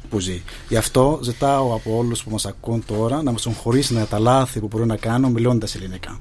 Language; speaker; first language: Greek; non-native, fluent; Arabic